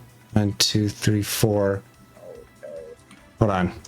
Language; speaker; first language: English; native; English